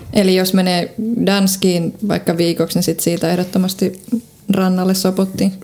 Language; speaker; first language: Finnish; native; Finnish